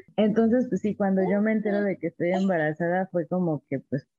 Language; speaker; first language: Spanish; native; Spanish